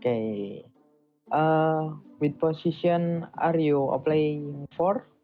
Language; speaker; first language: English; non-native, learner; Indonesian